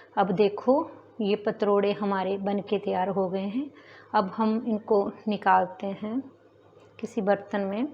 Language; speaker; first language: Hindi; non-native, local second language; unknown